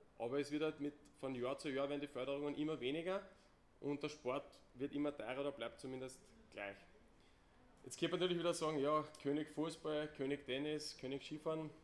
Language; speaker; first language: German; native; German